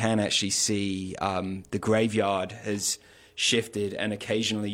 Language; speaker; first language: English; native; English